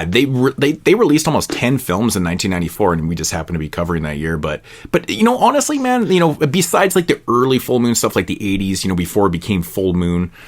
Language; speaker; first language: English; native; English